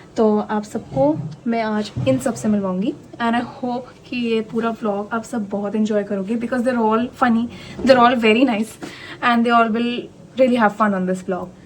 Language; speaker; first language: Hindi; native; Hindi